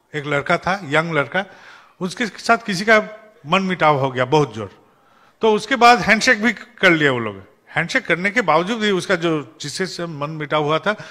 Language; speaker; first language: Hindi; non-native, local second language; Bangla